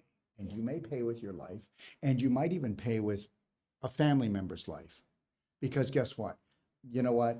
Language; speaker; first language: English; native; English